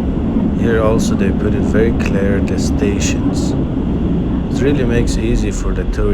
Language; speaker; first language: English; non-native, fluent; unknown